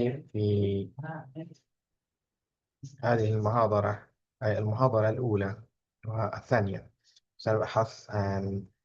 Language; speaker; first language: Arabic; non-native, fluent; Indonesian